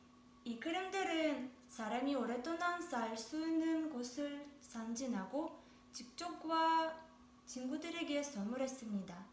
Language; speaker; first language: Korean; non-native, learner; Russian